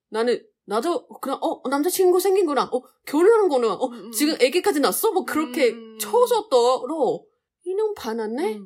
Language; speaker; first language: Korean; non-native, learner; Chinese